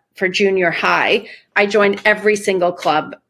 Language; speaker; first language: English; early bilingual, other home language; Persian